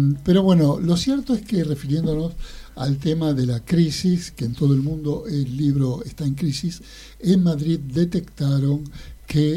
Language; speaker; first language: Spanish; native; Spanish